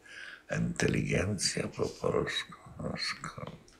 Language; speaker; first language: Polish; non-native, local second language; Russian